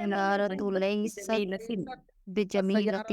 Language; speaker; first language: Arabic; non-native, learner; Urdu